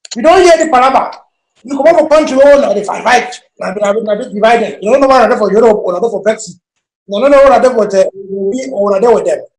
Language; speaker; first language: Nigerian Pidgin; native; Nigerian Pidgin